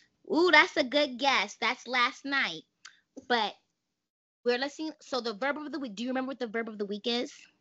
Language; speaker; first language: English; native; English